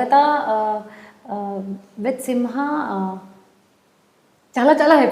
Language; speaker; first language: Telugu; non-native, local second language; Hindi